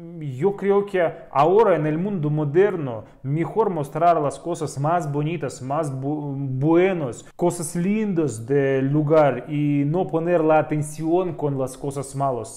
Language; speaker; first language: Spanish; non-native, learner; Russian